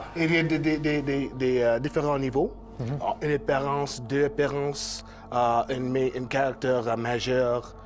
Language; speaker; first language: French; non-native, local second language; English